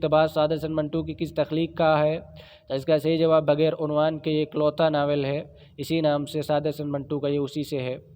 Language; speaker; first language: Urdu; native; Urdu